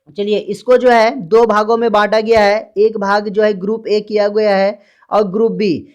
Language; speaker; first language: Hindi; native; Hindi